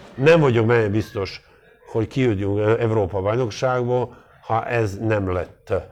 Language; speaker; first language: Hungarian; non-native, fluent; Serbian